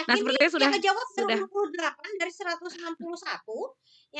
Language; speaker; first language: Indonesian; native; Indonesian